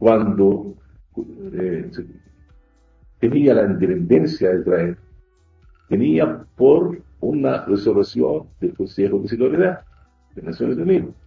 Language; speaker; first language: Spanish; non-native, fluent; Arabic